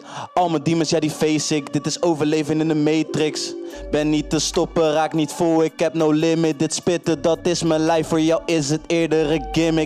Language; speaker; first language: Dutch; native; Dutch